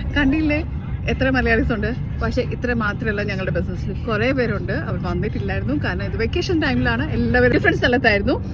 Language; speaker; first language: Malayalam; early bilingual, heritage; Malayalam